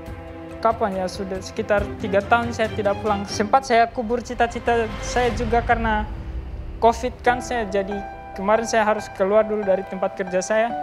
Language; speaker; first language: Indonesian; non-native, local second language; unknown